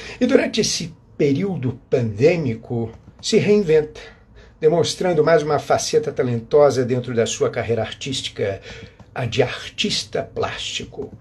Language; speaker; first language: Portuguese; native; Portuguese